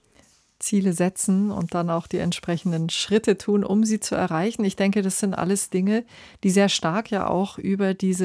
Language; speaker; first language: German; native; German